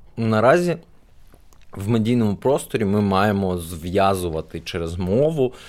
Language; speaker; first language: Ukrainian; non-native, local second language; Russian